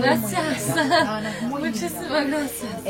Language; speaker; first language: Spanish; non-native, learner; French